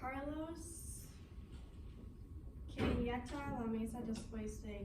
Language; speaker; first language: Spanish; non-native, learner; English